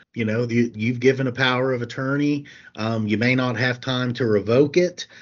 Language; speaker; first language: English; native; English